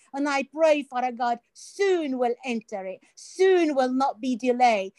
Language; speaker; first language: English; non-native, fluent; Arabic